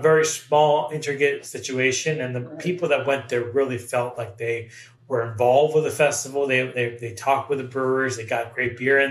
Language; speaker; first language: English; native; English